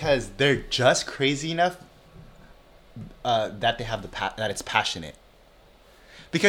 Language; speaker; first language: English; early bilingual, other home language; Filipino